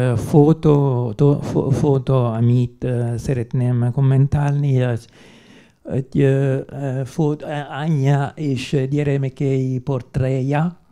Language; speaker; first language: Hungarian; non-native, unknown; Italian